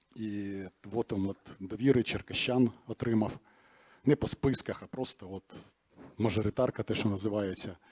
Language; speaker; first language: Ukrainian; native; Ukrainian